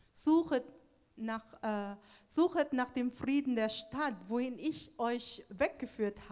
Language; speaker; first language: German; non-native, fluent; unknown